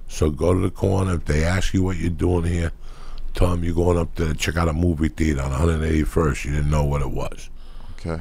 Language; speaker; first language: English; native; English